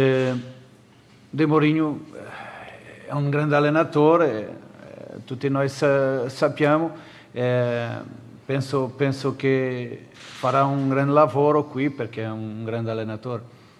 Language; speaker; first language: Italian; non-native, fluent; Portuguese